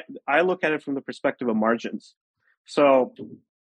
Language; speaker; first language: English; non-native, local second language; Hindi